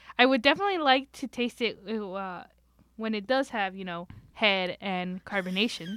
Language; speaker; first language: English; native; English